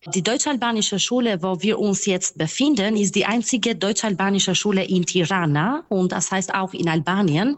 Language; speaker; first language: German; non-native, fluent; Albanian